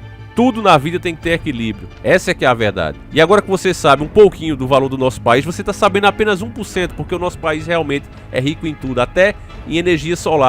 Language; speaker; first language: Portuguese; native; Portuguese